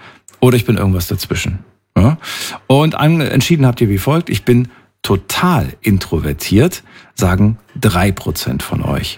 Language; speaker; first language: German; native; German